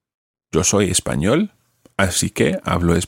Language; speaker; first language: Spanish; non-native, fluent; English